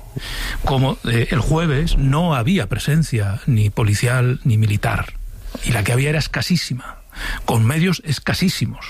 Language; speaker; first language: Spanish; native; Spanish